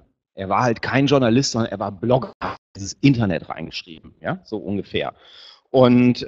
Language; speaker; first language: German; native; German